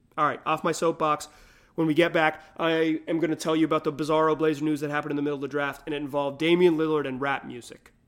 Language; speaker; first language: English; native; English